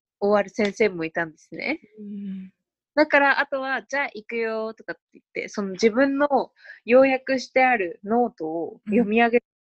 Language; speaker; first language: Japanese; early bilingual, other home language; Spanish